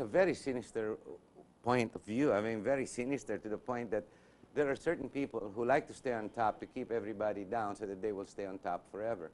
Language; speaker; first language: English; non-native, local second language; Filipino